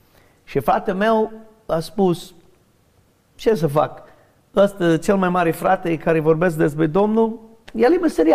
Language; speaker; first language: Romanian; non-native, learner; English